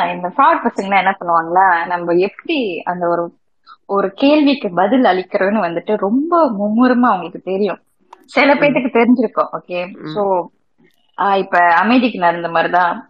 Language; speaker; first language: Tamil; early bilingual, heritage; Tamil